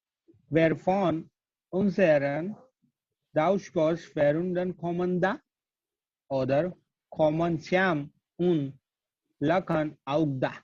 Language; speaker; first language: German; non-native, learner; Gujarati